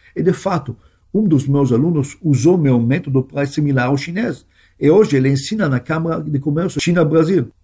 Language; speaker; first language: Portuguese; non-native, fluent; Hebrew